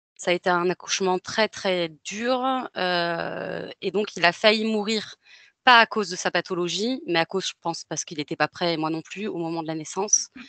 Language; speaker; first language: French; native; French